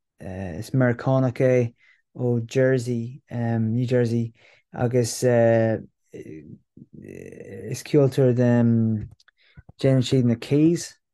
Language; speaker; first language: Irish; non-native, local second language; English